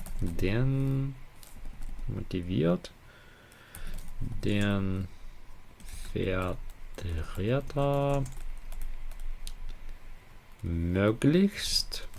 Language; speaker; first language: German; non-native, learner; Ukrainian